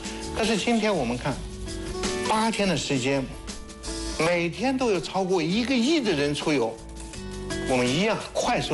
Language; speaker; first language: Chinese; native; Chinese